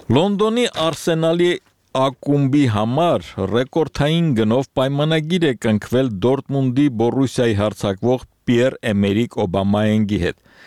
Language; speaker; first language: Armenian; native; Armenian